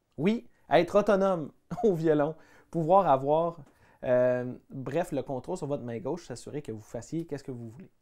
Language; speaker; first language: French; native; French